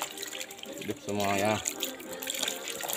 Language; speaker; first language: Malay; native; Malay